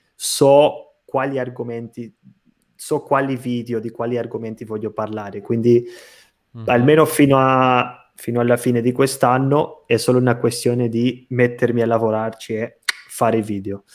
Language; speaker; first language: Italian; non-native, fluent; Portuguese